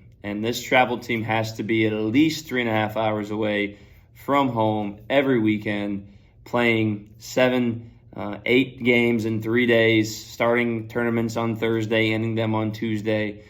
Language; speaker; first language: English; native; English